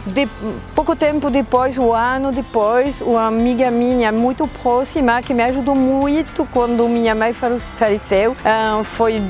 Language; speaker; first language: Portuguese; non-native, fluent; French